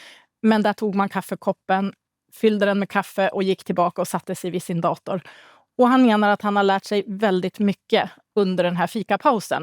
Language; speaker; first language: Swedish; native; Swedish